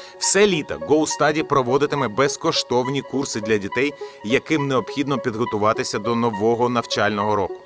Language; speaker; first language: Ukrainian; native; Ukrainian